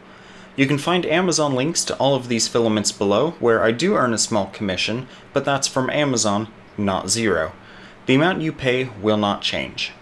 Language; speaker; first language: English; native; English